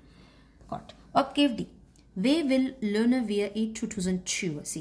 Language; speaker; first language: Danish; non-native, fluent; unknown